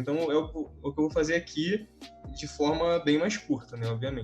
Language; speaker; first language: Portuguese; native; Portuguese